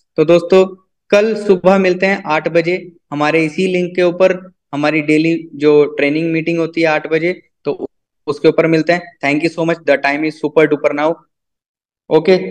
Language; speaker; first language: Hindi; native; Hindi